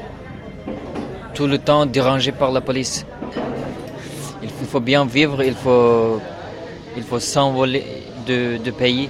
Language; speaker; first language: French; non-native, learner; Uyghur